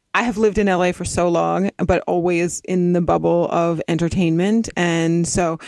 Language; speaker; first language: English; native; English